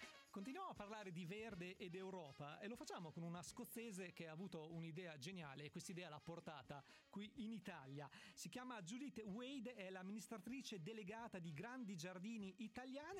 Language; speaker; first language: Italian; native; Italian